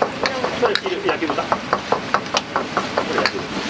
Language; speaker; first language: Japanese; native; Japanese